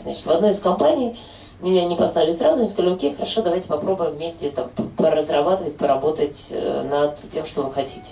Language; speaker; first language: Russian; native; Russian